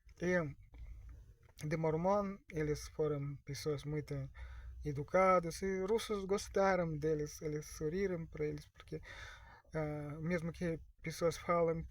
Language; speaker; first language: Portuguese; non-native, learner; Russian